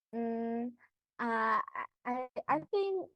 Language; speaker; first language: English; non-native, learner; Vietnamese